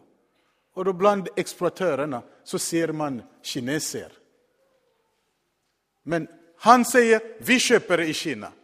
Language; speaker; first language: Swedish; non-native, fluent; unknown